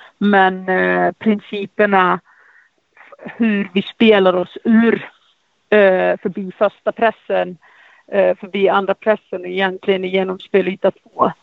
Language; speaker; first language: Swedish; non-native, fluent; Icelandic